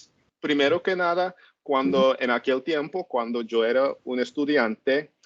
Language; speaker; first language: Spanish; non-native, learner; English